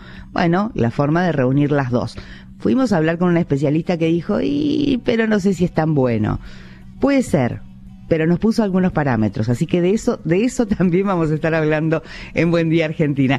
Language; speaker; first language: Spanish; native; Spanish